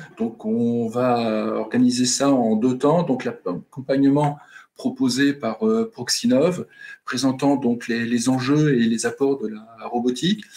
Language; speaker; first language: French; native; French